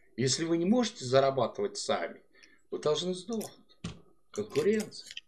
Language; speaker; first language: Russian; native; Russian